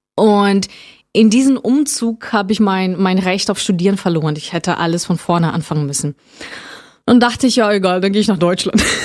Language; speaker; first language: German; non-native, fluent; Portuguese